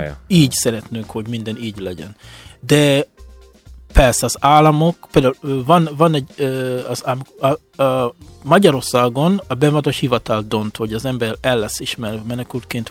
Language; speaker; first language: Hungarian; non-native, fluent; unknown